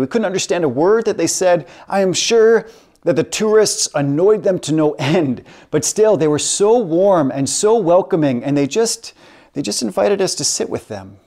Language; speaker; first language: English; native; English